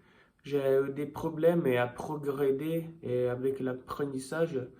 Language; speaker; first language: French; non-native, learner; Italian